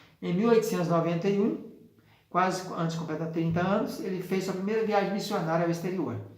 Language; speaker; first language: Portuguese; native; Portuguese